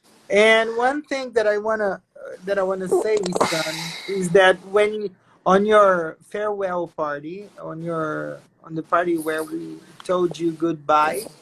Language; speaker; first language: English; non-native, fluent; Portuguese